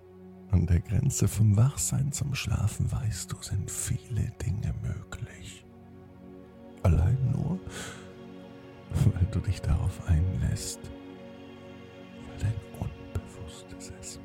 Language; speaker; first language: German; native; German